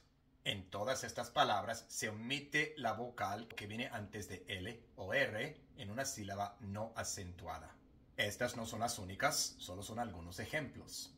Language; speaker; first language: Spanish; non-native, fluent; English